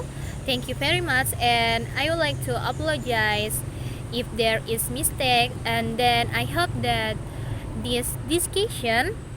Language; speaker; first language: English; non-native, learner; Indonesian